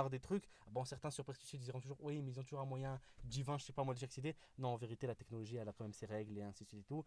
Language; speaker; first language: French; native; French